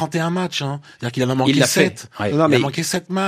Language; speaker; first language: French; native; French